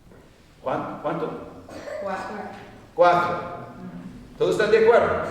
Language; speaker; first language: Spanish; non-native, fluent; English